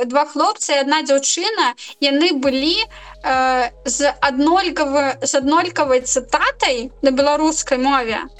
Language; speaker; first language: Belarusian; non-native, local second language; Russian